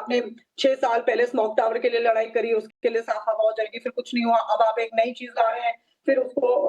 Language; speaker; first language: Hindi; native; Hindi